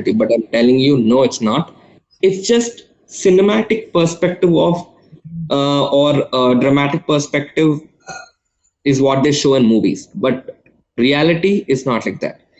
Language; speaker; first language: English; non-native, local second language; Telugu